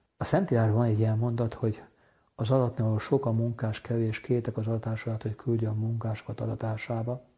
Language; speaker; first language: Hungarian; native; Hungarian